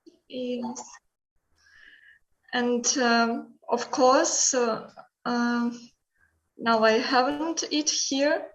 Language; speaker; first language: English; non-native, learner; Russian